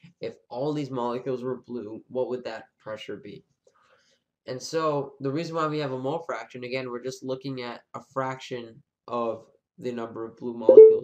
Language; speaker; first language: English; native; English